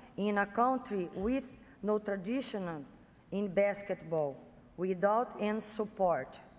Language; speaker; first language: English; non-native, fluent; Portuguese